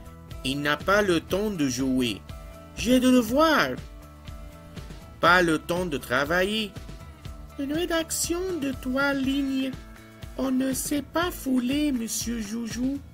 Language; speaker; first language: French; non-native, fluent; Arabic